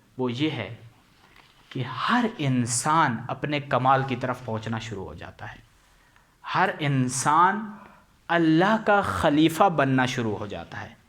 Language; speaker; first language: Urdu; non-native, local second language; Punjabi